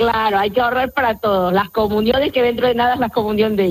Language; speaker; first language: Spanish; native; Spanish